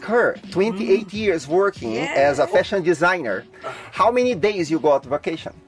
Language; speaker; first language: English; non-native, fluent; Portuguese